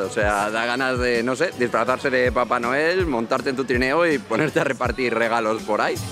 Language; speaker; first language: Spanish; native; Spanish